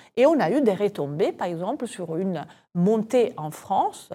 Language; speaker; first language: French; non-native, fluent; Italian